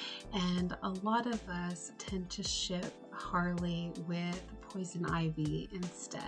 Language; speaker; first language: English; native; English